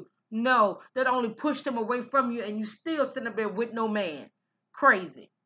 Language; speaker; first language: English; native; English